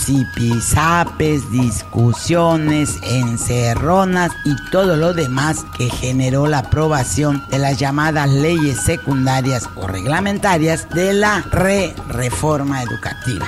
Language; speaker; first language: Spanish; native; Spanish